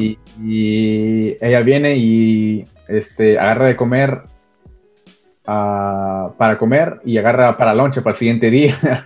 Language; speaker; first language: Spanish; early bilingual, heritage; Spanish